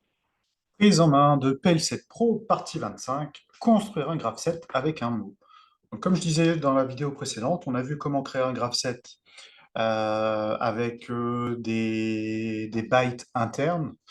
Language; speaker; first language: French; native; French